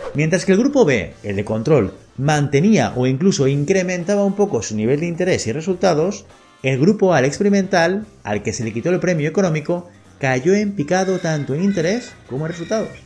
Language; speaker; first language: Spanish; native; Spanish